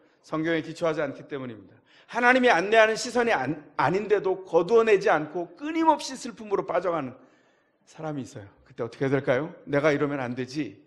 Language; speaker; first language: Korean; native; Korean